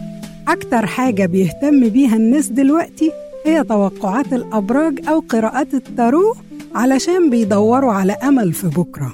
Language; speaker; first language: Arabic; native; Arabic